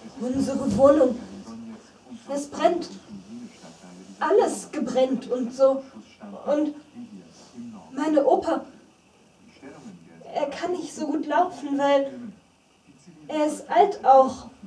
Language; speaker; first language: German; non-native, learner; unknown